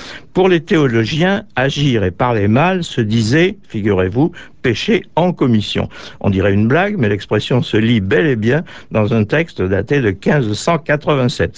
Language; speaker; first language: French; native; French